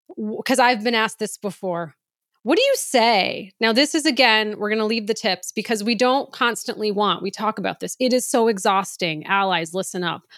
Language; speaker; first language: English; native; English